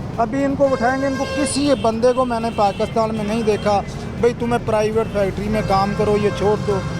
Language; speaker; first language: Urdu; non-native, local second language; Punjabi